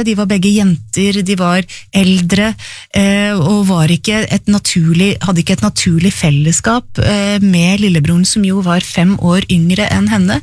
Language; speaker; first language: Norwegian; native; Norwegian